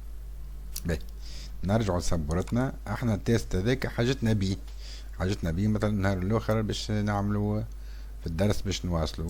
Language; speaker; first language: Arabic; native; Arabic